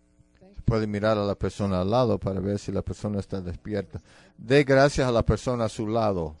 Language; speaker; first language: Spanish; non-native, fluent; English